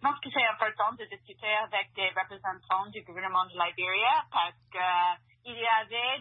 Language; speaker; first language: French; non-native, fluent; English